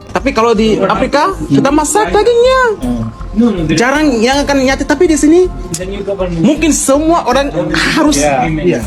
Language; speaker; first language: Indonesian; non-native, fluent; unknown